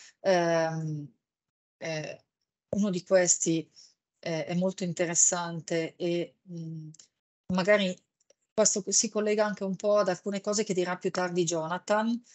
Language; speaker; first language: Italian; native; Italian